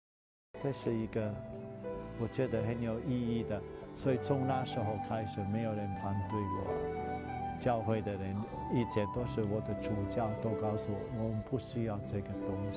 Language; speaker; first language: Chinese; non-native, fluent; German